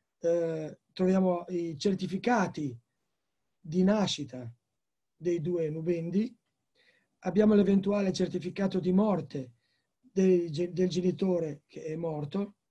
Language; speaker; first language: Italian; native; Italian